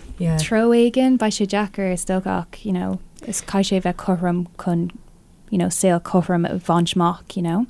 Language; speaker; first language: Irish; non-native, local second language; English